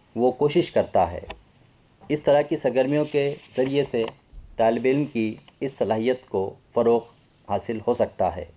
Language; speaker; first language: Urdu; native; Urdu